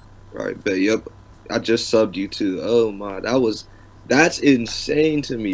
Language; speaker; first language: English; native; English